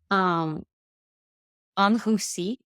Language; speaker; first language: French; non-native, learner; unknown